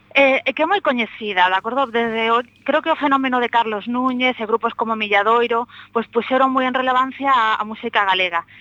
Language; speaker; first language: Galician; native; Galician